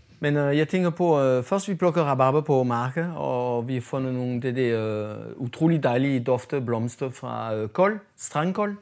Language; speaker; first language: Danish; non-native, fluent; French